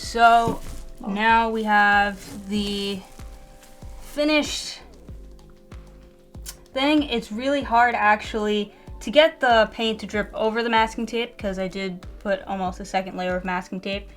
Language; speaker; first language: English; native; English